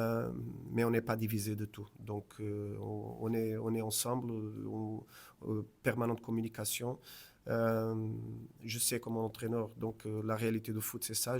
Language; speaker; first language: French; non-native, fluent; Portuguese